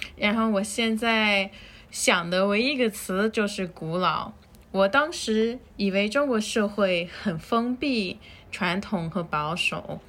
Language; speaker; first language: Chinese; non-native, fluent; Spanish